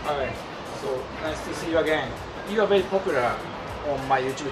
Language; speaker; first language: English; non-native, learner; Japanese